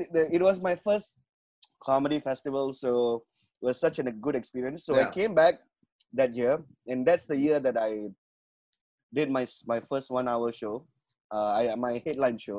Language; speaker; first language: English; non-native, local second language; Tamil